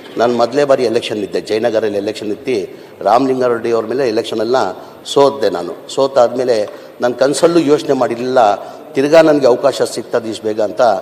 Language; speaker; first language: Kannada; non-native, local second language; Urdu